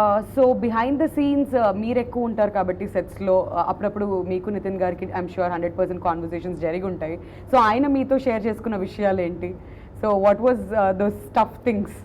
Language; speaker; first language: Telugu; native; Telugu